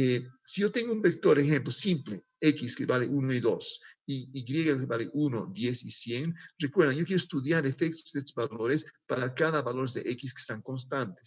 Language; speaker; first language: Spanish; native; Spanish